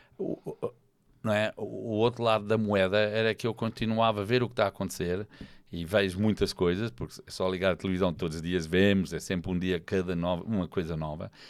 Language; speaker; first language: Portuguese; non-native, fluent; English